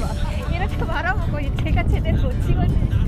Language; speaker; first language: Korean; native; Korean